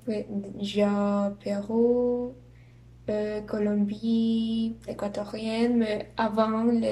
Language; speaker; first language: French; non-native, learner; Spanish